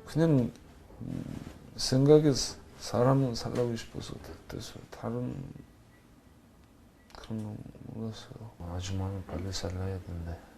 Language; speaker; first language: Korean; non-native, learner; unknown